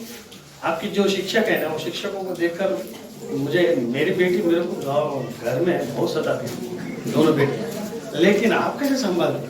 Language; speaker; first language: Hindi; non-native, local second language; Telugu